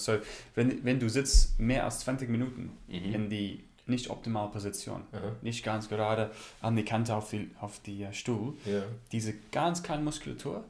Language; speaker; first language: German; non-native, learner; English